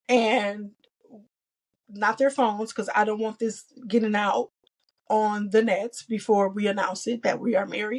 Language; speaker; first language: English; native; English